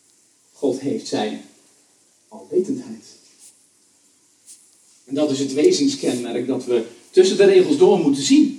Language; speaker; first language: Dutch; native; Dutch